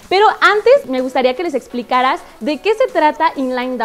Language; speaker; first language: Spanish; native; Spanish